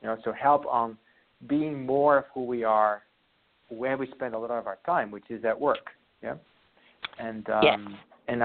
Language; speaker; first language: English; non-native, fluent; Western Frisian